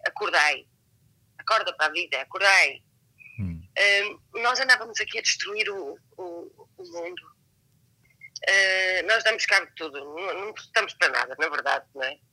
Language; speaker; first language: Portuguese; native; Portuguese